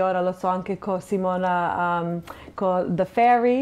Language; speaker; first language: Italian; non-native, fluent; English